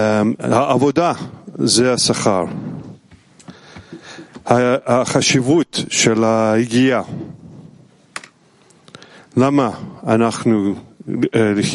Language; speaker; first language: Hebrew; non-native, learner; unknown